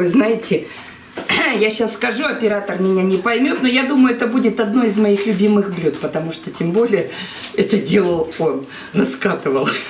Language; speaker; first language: Russian; native; Russian